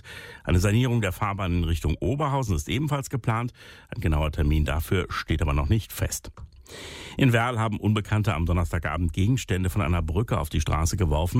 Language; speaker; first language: German; native; German